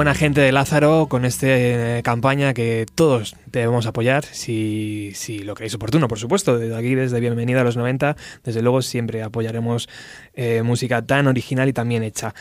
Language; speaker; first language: Spanish; native; Spanish